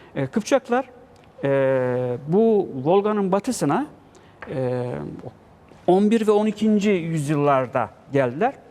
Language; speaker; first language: Turkish; native; Turkish